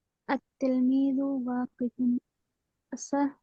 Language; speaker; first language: Arabic; non-native, learner; Urdu